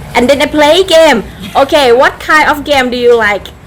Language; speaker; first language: English; non-native, fluent; Thai